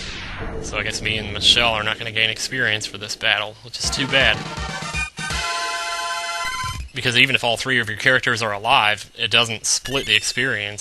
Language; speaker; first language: English; native; English